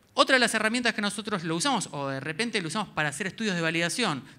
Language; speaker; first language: Spanish; native; Spanish